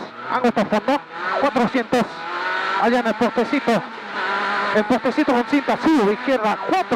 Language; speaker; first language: Spanish; native; Spanish